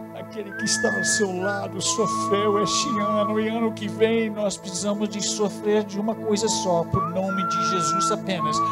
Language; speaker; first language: Portuguese; non-native, fluent; English